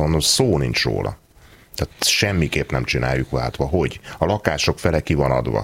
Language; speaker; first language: Hungarian; native; Hungarian